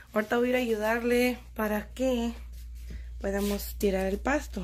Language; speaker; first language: Spanish; early bilingual, heritage; Spanish